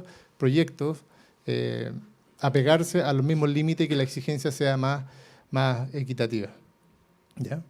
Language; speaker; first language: Spanish; native; Spanish